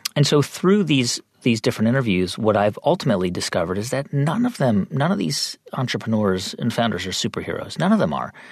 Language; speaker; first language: English; native; English